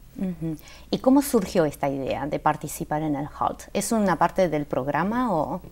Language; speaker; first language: Spanish; non-native, fluent; Chinese